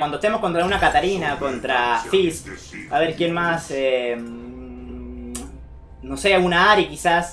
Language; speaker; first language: Spanish; native; Spanish